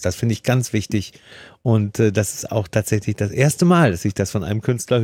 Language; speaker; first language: German; native; German